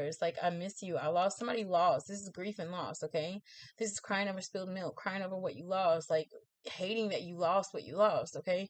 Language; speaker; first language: English; native; English